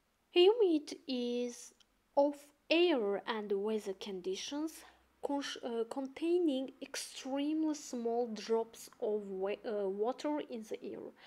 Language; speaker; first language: English; non-native, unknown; Azerbaijani